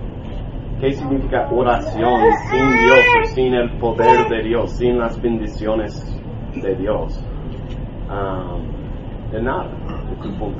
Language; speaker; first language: Spanish; non-native, learner; English